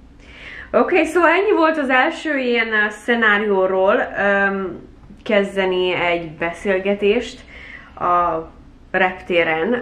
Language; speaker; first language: Hungarian; early bilingual, heritage; Hungarian